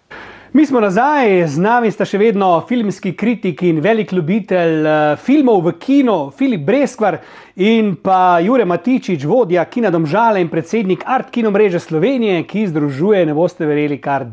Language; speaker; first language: Slovenian; native; Slovenian